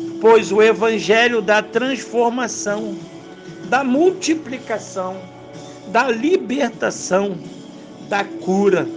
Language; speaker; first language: Portuguese; native; Portuguese